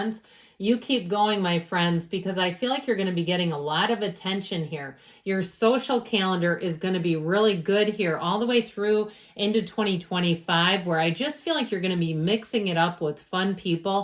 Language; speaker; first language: English; native; English